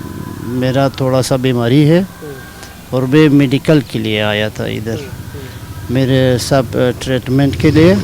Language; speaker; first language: Hindi; non-native, learner; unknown